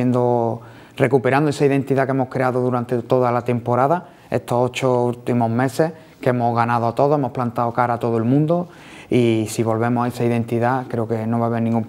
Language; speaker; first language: Spanish; native; Spanish